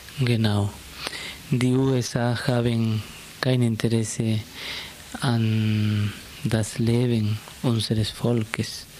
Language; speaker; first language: German; non-native, fluent; Spanish